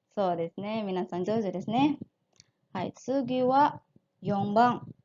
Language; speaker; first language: Japanese; non-native, fluent; Indonesian